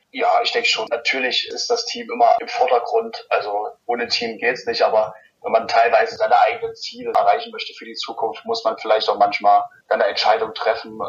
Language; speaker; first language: German; native; German